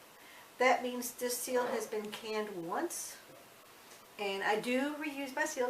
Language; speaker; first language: English; native; English